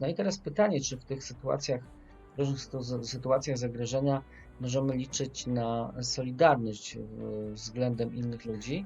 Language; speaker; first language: Polish; native; Polish